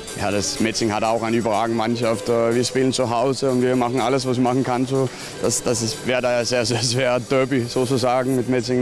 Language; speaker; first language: German; non-native, fluent; Danish